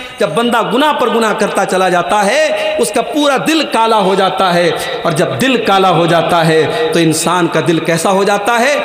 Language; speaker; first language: Urdu; native; Urdu